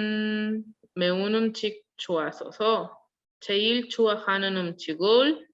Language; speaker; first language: Korean; non-native, learner; Spanish